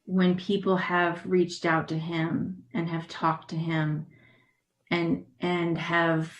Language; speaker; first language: English; native; English